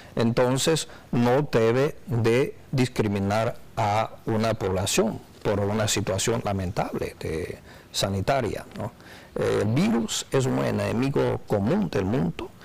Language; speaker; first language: Spanish; non-native, fluent; Chinese